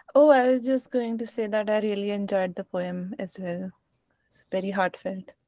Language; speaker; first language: English; non-native, local second language; Hindi